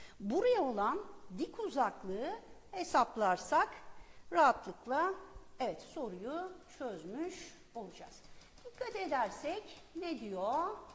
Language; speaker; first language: Turkish; native; Turkish